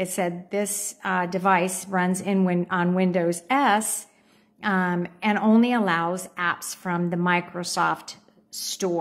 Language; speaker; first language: English; native; English